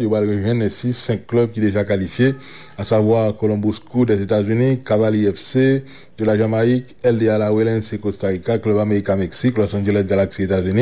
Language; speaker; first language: French; non-native, local second language; Haitian Creole